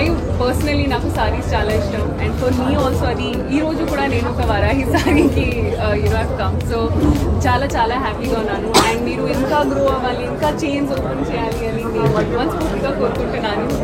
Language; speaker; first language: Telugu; non-native, learner; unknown